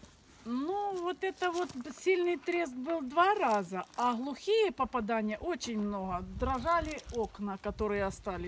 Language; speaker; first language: Russian; native; Russian